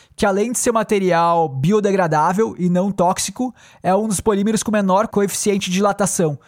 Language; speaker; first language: Portuguese; native; Portuguese